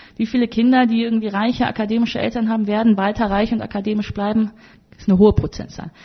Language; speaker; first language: German; native; German